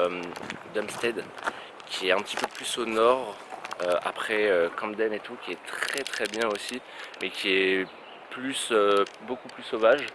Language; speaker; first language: French; native; French